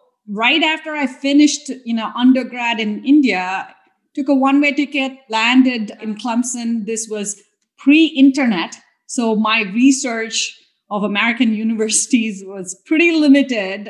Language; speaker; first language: English; non-native, local second language; Tamil